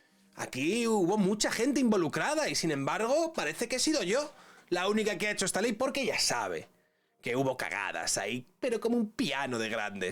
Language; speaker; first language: Spanish; native; Spanish